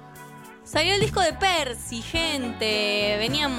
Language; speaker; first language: Spanish; native; Spanish